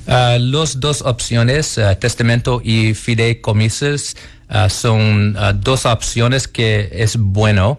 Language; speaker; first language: Spanish; non-native, learner; Portuguese